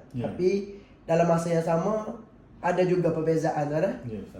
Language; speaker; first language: Malay; native; Malay